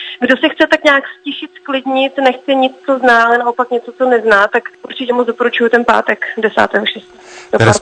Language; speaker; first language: Czech; native; Czech